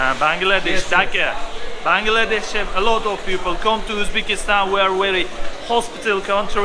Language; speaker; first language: English; non-native, learner; Uzbek